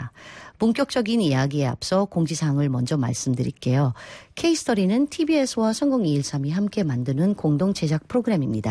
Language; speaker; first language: Korean; non-native, fluent; Filipino